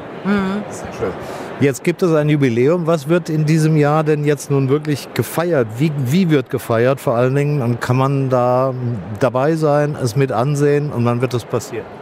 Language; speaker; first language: German; native; German